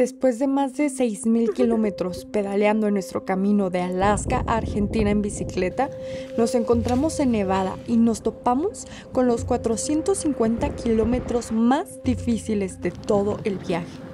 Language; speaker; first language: Spanish; native; Spanish